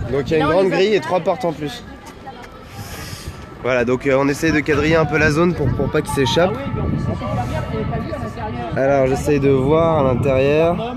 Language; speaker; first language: French; native; French